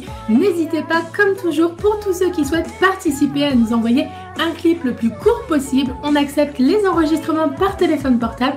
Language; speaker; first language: French; native; French